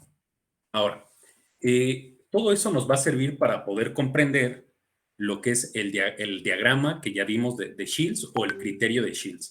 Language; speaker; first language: Spanish; native; Spanish